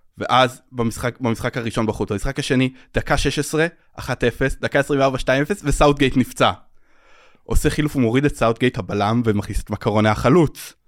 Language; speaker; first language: Hebrew; native; Hebrew